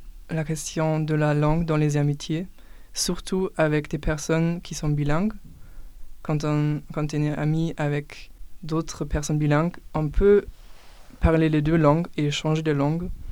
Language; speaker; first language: French; non-native, fluent; German